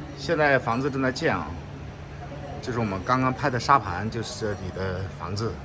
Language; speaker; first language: Chinese; native; Chinese